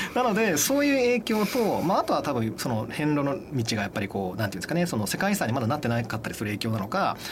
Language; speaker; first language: Japanese; native; Japanese